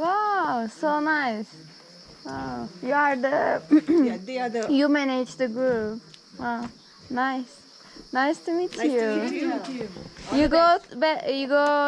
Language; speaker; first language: English; non-native, learner; Turkish